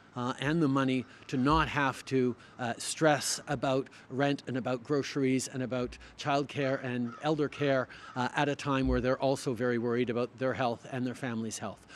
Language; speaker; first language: English; native; English